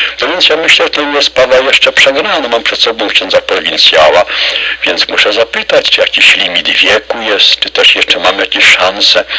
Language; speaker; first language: Polish; native; Polish